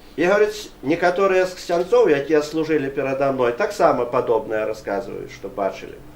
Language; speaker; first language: Belarusian; native; Belarusian